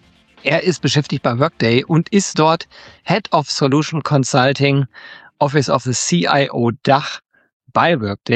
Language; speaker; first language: German; native; German